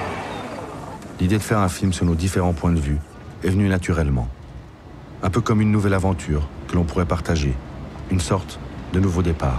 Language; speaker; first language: French; early bilingual, other home language; Arabic